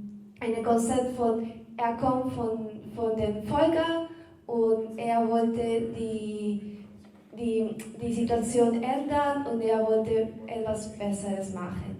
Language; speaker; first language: German; non-native, learner; Spanish